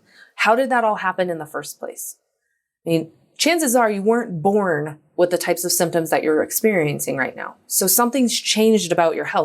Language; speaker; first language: English; native; English